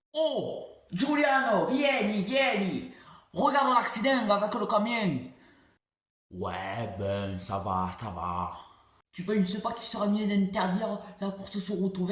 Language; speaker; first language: French; native; French